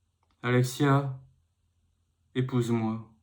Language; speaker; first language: French; native; French